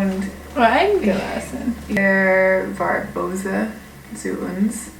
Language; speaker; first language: German; non-native, learner; English